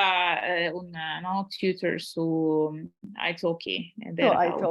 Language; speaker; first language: Italian; non-native, fluent; Ukrainian